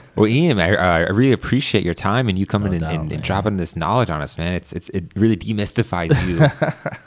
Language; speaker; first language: English; native; English